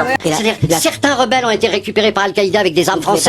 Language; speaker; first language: French; native; French